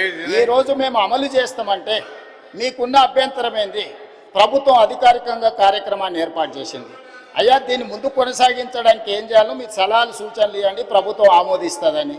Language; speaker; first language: Telugu; native; Telugu